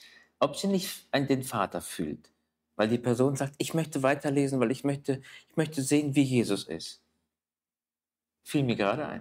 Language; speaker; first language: German; native; German